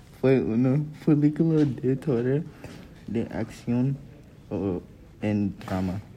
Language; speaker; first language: Spanish; non-native, learner; English